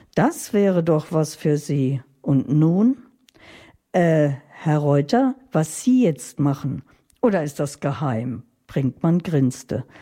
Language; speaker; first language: German; native; German